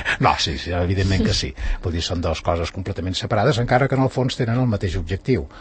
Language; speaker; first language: Catalan; native; Catalan